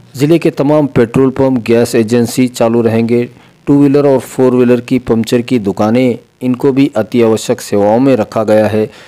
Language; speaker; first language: Hindi; non-native, local second language; Urdu